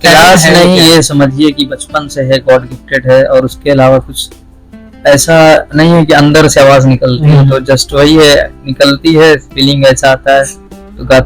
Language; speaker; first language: Hindi; native; Hindi